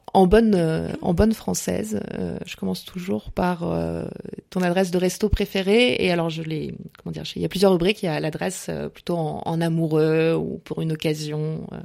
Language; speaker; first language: French; native; French